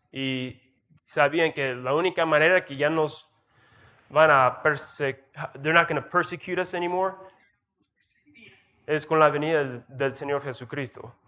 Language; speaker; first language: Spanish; non-native, learner; English